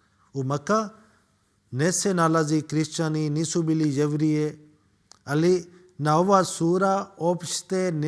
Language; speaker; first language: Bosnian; non-native, learner; Urdu